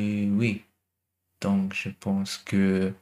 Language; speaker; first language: French; non-native, learner; German